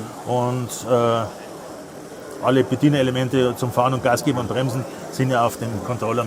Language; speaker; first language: German; native; German